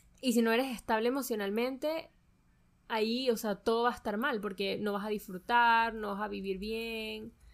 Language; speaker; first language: Spanish; native; Spanish